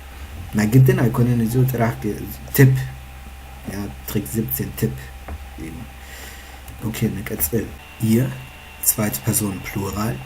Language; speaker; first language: German; non-native, learner; Tigrinya